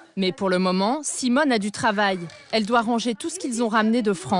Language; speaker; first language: French; native; French